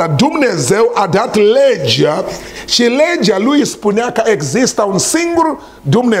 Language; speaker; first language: Romanian; non-native, learner; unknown